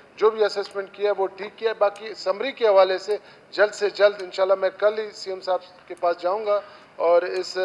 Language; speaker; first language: Urdu; non-native, local second language; Baluchi